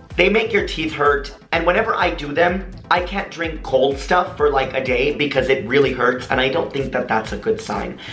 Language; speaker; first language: English; native; English